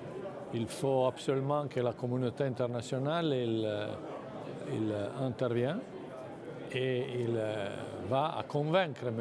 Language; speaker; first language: French; non-native, fluent; Italian